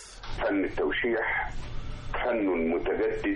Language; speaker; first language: Arabic; native; Arabic